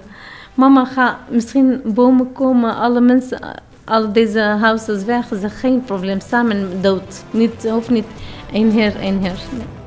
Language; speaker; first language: Dutch; non-native, learner; Arabic